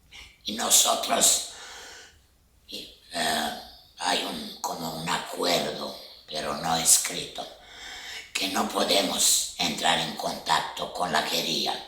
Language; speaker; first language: Spanish; non-native, fluent; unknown